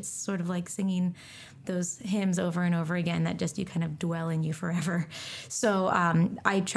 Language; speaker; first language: English; native; English